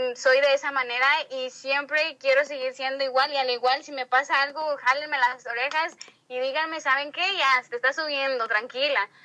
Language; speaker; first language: Spanish; native; Spanish